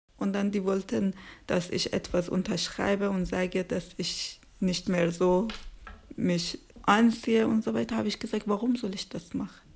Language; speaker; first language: German; non-native, learner; Persian